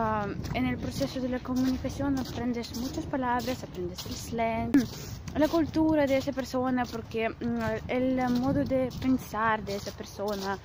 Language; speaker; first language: Spanish; non-native, fluent; Russian